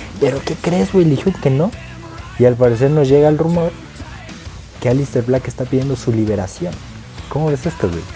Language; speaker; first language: Spanish; native; Spanish